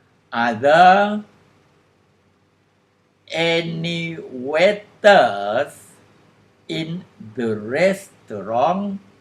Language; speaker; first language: English; non-native, fluent; Thai